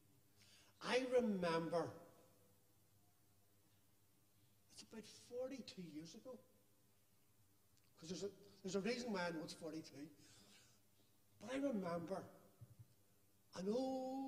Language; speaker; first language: English; native; English